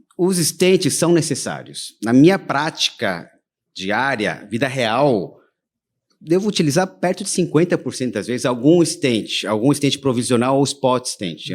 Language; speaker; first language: Portuguese; early bilingual, other home language; Korean